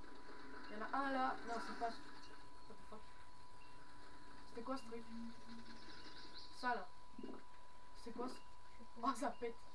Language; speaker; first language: French; native; French